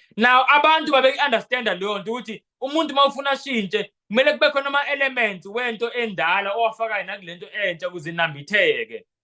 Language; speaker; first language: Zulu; non-native, local second language; Xhosa